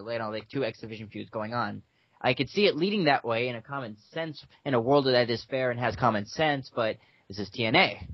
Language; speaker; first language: English; native; English